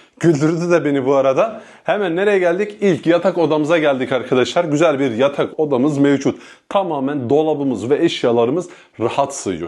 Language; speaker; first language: Turkish; native; Turkish